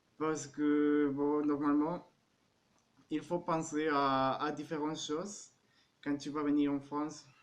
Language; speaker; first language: French; non-native, fluent; Spanish